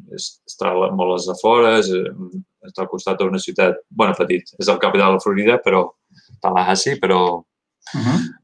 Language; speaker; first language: Catalan; early bilingual, heritage; Catalan